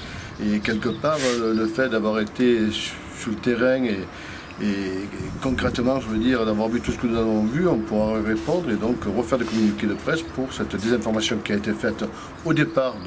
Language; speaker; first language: French; native; French